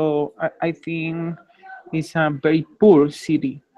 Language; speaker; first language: English; non-native, fluent; Spanish